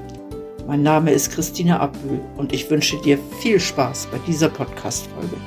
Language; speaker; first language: German; native; German